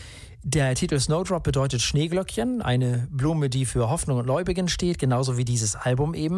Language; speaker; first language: German; native; German